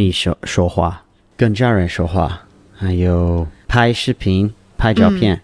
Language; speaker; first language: Chinese; non-native, learner; English